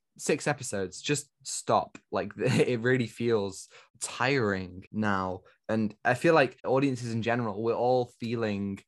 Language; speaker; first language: English; native; English